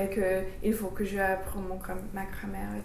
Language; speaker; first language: French; non-native, learner; English